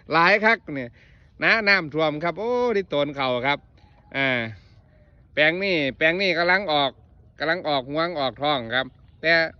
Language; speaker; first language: Thai; native; Thai